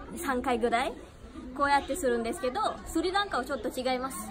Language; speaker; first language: Japanese; non-native, fluent; Sinhala